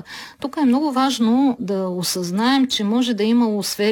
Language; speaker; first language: Bulgarian; native; Bulgarian